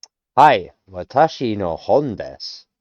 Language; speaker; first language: Japanese; non-native, learner; English